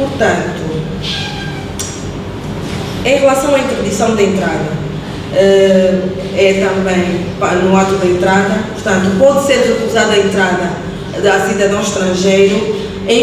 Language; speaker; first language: Portuguese; native; Portuguese